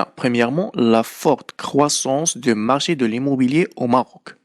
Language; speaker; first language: French; non-native, local second language; Arabic